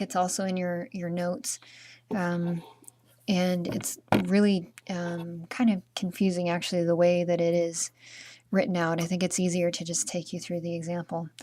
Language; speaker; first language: English; native; English